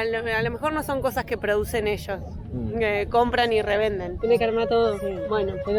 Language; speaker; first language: Spanish; native; Spanish